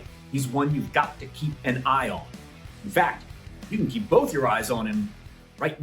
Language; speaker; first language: English; native; English